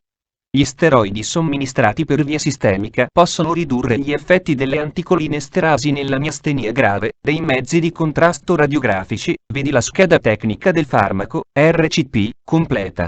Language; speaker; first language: Italian; native; Italian